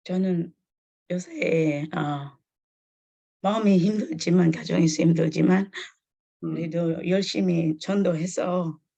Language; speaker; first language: Korean; non-native, fluent; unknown